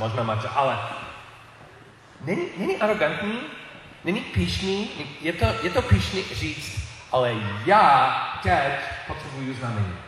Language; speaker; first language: Czech; non-native, learner; English